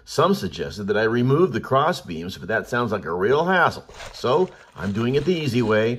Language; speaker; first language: English; native; English